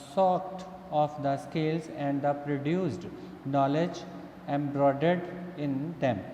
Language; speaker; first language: English; non-native, local second language; Punjabi